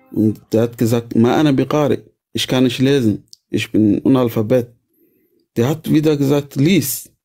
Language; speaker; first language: German; non-native, fluent; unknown